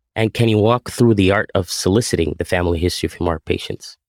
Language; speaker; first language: English; non-native, fluent; Arabic